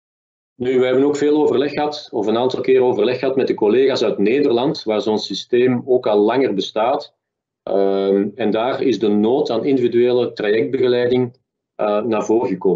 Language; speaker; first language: Dutch; native; Dutch